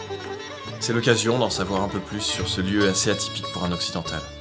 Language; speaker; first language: French; native; French